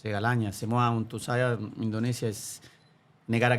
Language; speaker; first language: Indonesian; non-native, fluent; Spanish